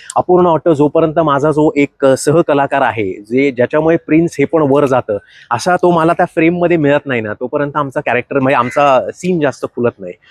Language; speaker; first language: Marathi; native; Marathi